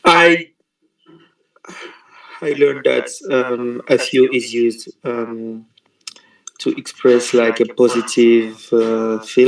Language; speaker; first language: English; non-native, learner; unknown